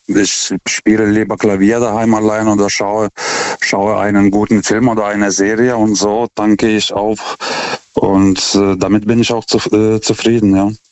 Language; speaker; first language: German; non-native, fluent; Russian